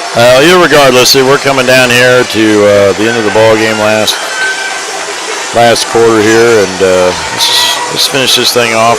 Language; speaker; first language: English; native; English